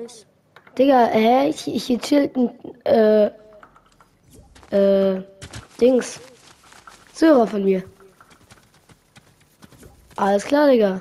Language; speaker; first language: German; native; German